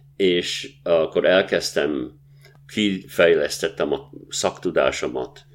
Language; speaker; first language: Hungarian; native; Hungarian